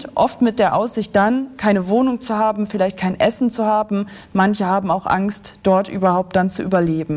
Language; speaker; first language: German; native; German